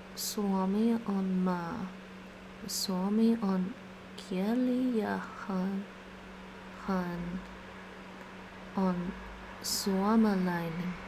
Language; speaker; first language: Finnish; non-native, learner; English